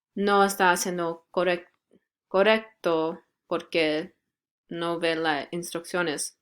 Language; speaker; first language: Spanish; non-native, learner; English